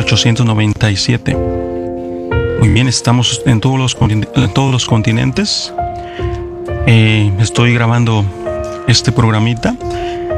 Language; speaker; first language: Spanish; native; Spanish